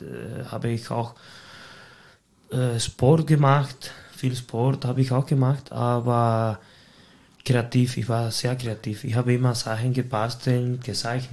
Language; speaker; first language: German; non-native, fluent; Spanish